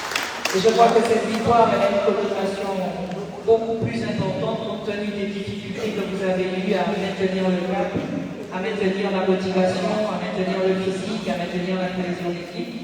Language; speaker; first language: French; native; French